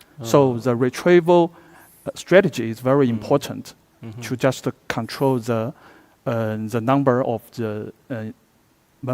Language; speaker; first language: English; non-native, fluent; Chinese